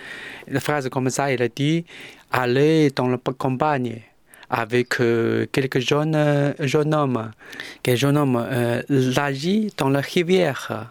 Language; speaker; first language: French; non-native, learner; Chinese